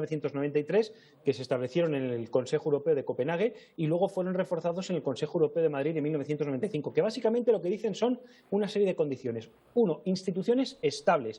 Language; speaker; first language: Spanish; native; Spanish